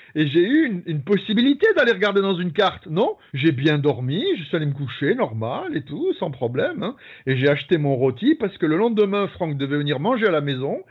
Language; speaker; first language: French; native; French